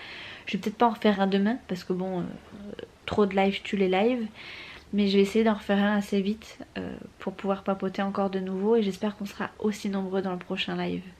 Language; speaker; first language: French; native; French